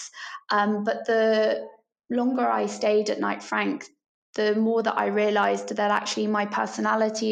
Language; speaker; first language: English; native; English